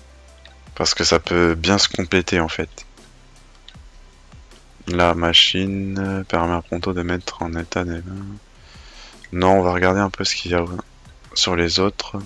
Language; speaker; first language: French; native; French